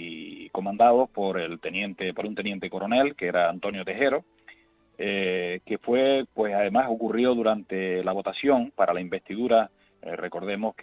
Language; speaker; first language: Spanish; native; Spanish